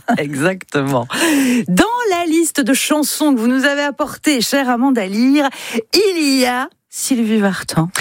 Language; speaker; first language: French; native; French